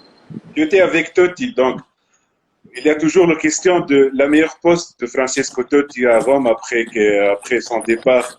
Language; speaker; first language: French; non-native, local second language; Arabic